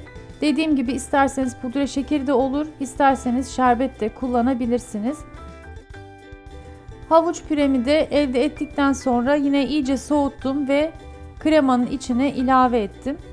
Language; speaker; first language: Turkish; native; Turkish